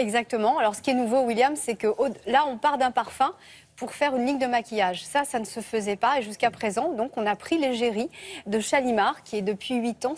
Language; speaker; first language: French; native; French